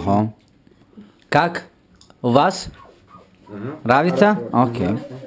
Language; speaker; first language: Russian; non-native, learner; Italian